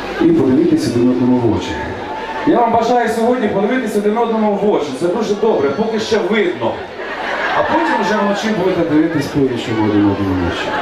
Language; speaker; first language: Ukrainian; native; Ukrainian